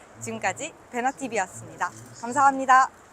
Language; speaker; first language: Korean; native; Korean